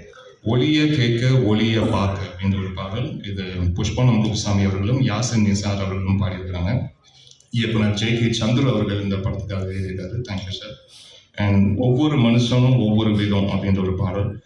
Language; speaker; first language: Tamil; native; Tamil